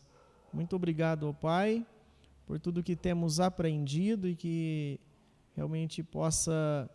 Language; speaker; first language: Portuguese; native; Portuguese